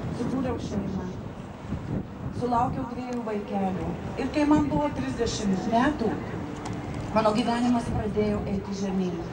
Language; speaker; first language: Lithuanian; native; Lithuanian